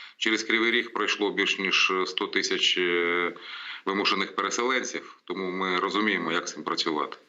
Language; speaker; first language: Ukrainian; non-native, local second language; Russian